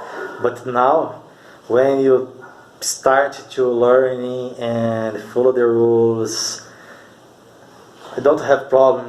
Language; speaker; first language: English; non-native, learner; Portuguese